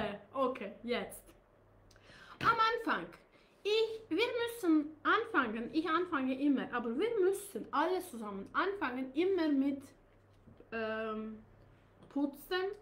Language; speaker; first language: German; non-native, learner; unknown